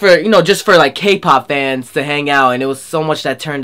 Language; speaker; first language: English; native; English